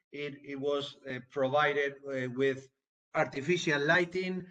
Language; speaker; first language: English; non-native, fluent; Spanish